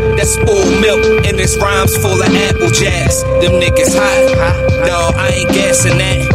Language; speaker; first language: English; native; English